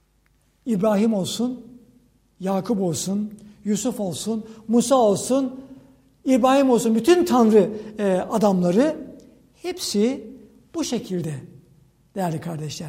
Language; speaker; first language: Turkish; native; Turkish